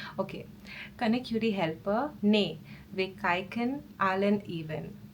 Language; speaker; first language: Dutch; non-native, learner; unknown